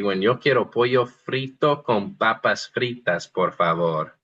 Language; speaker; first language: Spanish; non-native, fluent; English